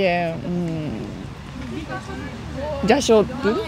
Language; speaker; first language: Kyrgyz; non-native, learner; Japanese